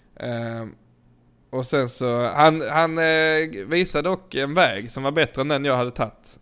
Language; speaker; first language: Swedish; native; Swedish